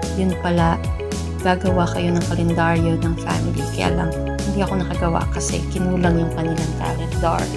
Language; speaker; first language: Filipino; native; Filipino